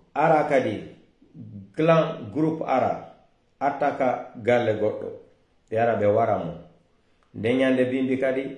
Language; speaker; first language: French; non-native, local second language; Fula